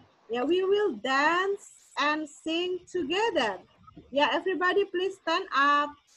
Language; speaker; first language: English; non-native, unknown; Indonesian